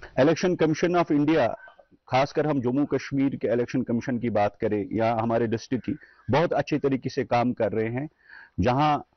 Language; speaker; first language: Hindi; non-native, local second language; Kashmiri